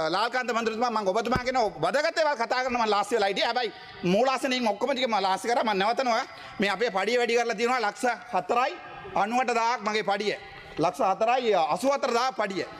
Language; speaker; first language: Sinhala; non-native, local second language; Tamil